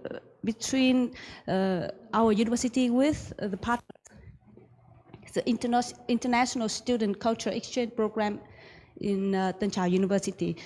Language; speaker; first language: English; non-native, learner; Vietnamese